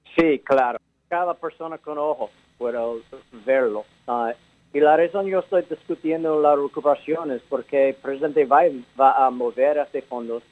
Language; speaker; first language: Spanish; early bilingual, heritage; English